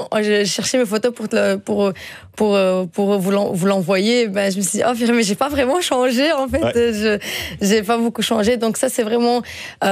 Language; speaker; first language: French; non-native, fluent; Dutch